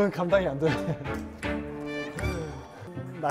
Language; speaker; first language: Korean; native; Korean